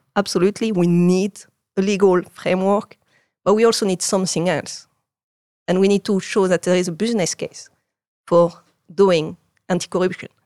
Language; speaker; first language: English; non-native, fluent; French